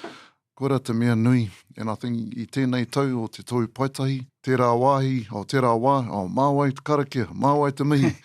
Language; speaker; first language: Māori; non-native, local second language; English